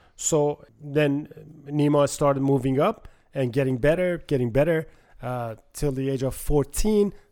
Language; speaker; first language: English; non-native, fluent; Persian